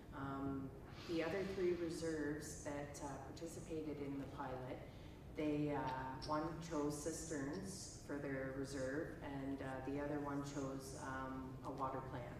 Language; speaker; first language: English; native; English